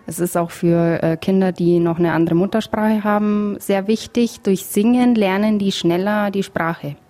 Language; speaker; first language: German; native; German